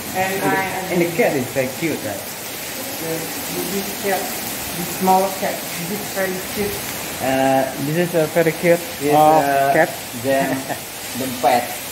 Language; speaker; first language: English; non-native, learner; Indonesian